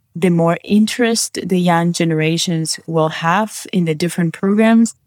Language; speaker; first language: English; non-native, fluent; Spanish